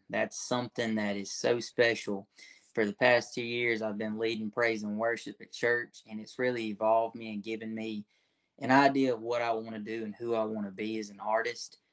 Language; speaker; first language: English; native; English